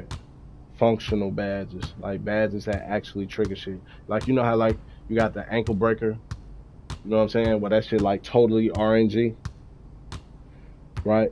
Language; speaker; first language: English; native; English